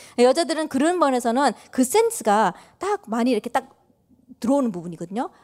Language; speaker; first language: Korean; early bilingual, heritage; Korean